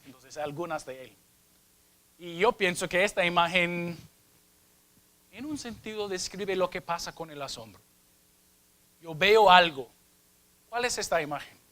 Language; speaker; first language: Spanish; non-native, fluent; English